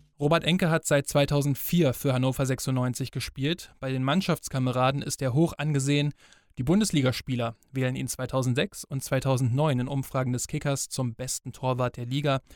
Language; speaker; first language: German; native; German